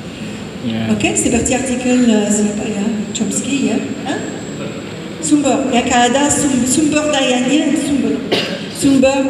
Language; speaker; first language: Indonesian; non-native, fluent; English